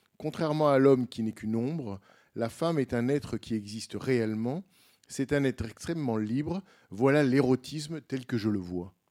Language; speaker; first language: French; native; French